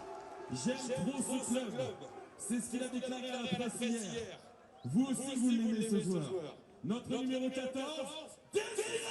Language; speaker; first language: French; native; French